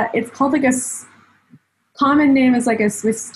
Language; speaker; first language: English; native; English